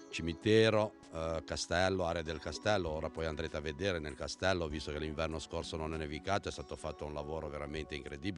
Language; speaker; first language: Italian; native; Italian